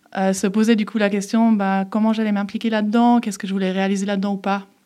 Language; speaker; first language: French; early bilingual, other home language; German